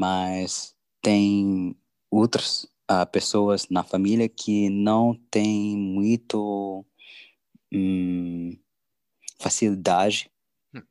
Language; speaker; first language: Portuguese; non-native, learner; English